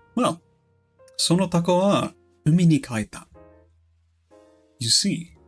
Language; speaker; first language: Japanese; non-native, learner; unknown